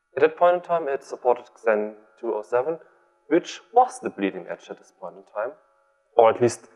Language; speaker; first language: English; non-native, fluent; German